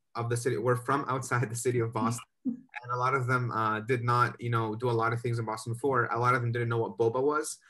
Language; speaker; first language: English; native; English